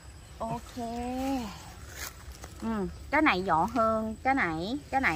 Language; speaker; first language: Vietnamese; non-native, learner; Thai